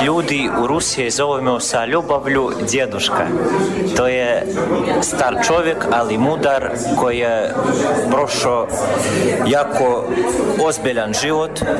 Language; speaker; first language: Serbian; non-native, fluent; Russian